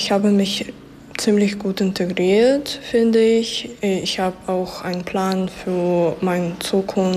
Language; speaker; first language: German; non-native, fluent; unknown